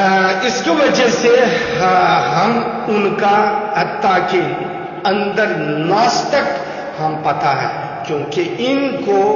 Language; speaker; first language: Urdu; non-native, learner; Uyghur